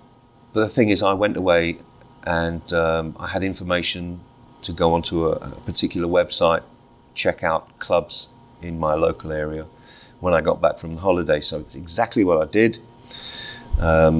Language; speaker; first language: English; native; English